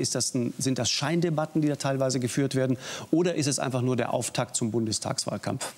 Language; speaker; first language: German; native; German